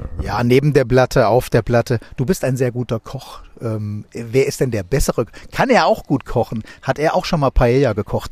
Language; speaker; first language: German; native; German